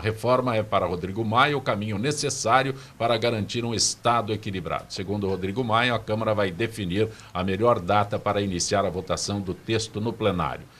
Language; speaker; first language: Portuguese; native; Portuguese